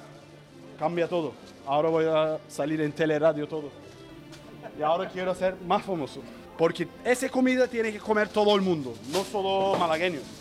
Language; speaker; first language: Spanish; non-native, learner; Turkish